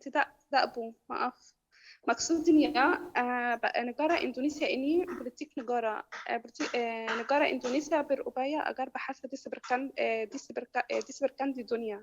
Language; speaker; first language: Indonesian; non-native, learner; Arabic